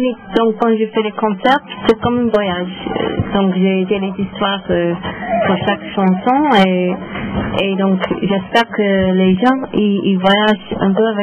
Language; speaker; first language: French; non-native, learner; English